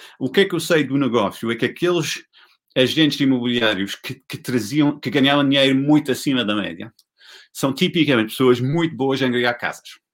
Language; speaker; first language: Portuguese; non-native, fluent; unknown